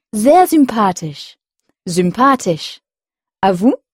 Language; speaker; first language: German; non-native, fluent; French